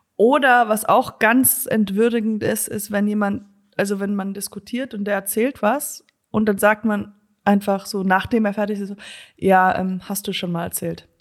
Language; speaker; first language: German; native; German